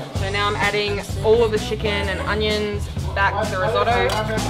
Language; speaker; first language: English; native; English